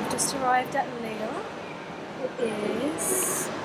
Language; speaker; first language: English; native; English